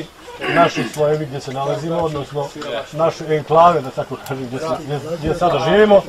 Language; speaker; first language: Bosnian; native; Bosnian